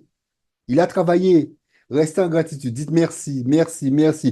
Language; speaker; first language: French; native; French